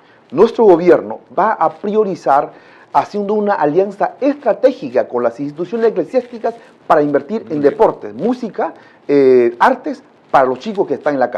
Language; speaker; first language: Spanish; non-native, local second language; Shipibo-Conibo